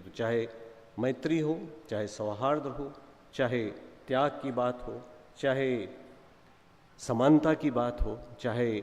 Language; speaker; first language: Hindi; native; Hindi